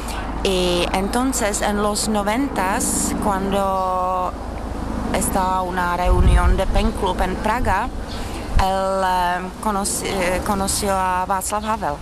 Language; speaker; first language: Spanish; non-native, learner; Czech